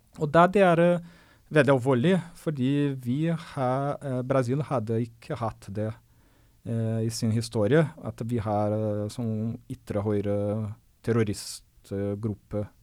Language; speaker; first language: Norwegian; non-native, fluent; Portuguese